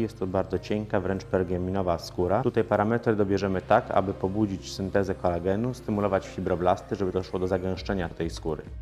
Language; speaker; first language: Polish; native; Polish